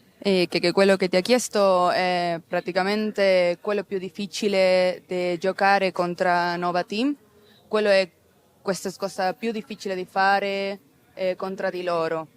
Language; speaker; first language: Italian; non-native, fluent; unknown